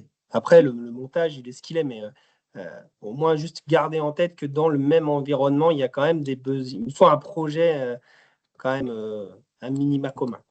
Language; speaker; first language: French; native; French